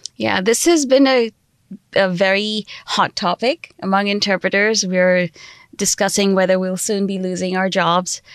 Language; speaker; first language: English; non-native, fluent; Sindhi